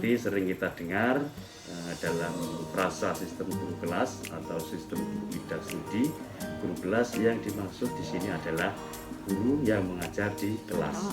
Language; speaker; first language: Indonesian; native; Indonesian